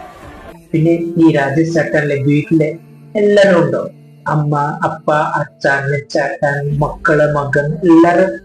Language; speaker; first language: Malayalam; non-native, learner; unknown